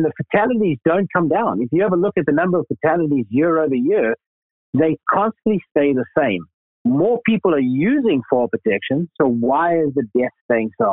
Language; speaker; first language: English; native; English